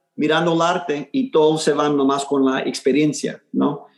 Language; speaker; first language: Spanish; early bilingual, heritage; Spanish